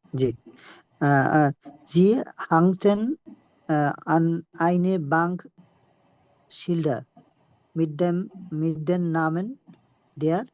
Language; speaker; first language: German; non-native, learner; Bangla